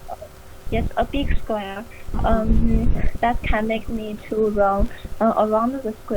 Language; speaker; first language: English; non-native, learner; Chinese